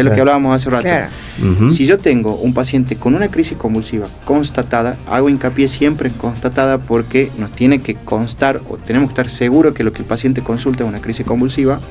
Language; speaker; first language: Spanish; native; Spanish